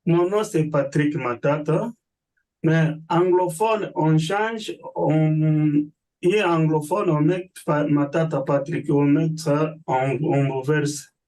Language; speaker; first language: French; non-native, learner; Swahili